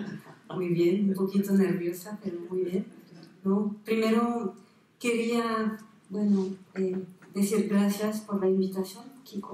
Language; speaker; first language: Spanish; non-native, fluent; French